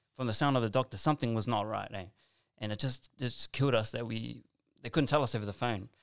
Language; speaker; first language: English; native; English